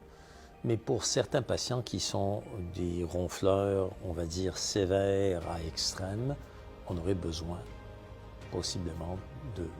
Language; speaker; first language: French; native; French